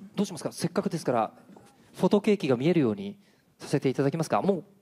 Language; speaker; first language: Japanese; native; Japanese